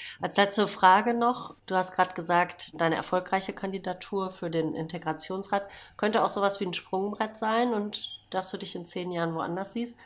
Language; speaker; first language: German; native; German